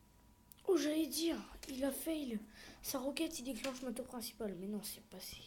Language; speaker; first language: French; native; French